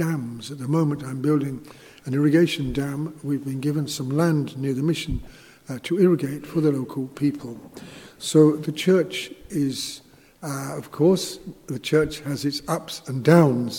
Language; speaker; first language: English; native; English